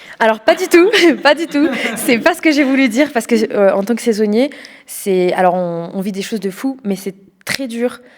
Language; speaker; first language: French; native; French